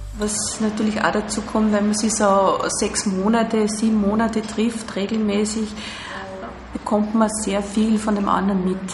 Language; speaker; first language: German; native; German